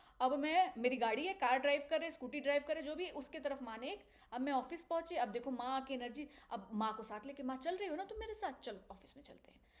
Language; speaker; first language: Hindi; native; Hindi